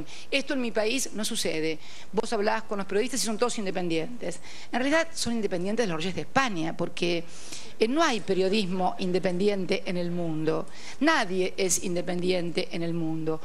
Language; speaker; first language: Spanish; native; Spanish